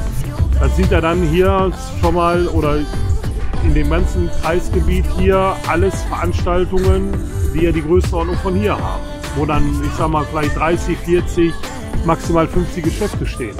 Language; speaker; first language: German; native; German